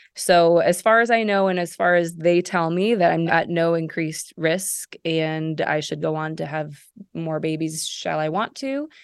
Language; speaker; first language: English; native; English